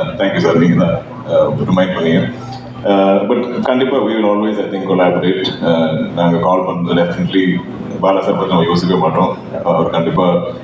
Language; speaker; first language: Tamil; non-native, local second language; Malayalam